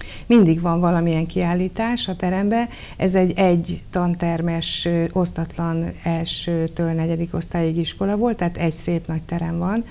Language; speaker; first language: Hungarian; native; Hungarian